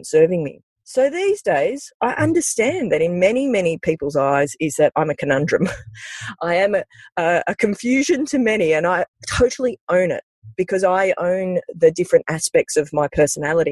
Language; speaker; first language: English; native; English